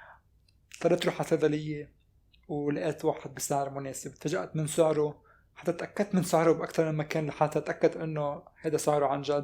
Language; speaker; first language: Arabic; native; Arabic